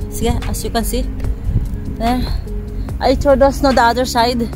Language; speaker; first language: English; non-native, learner; Filipino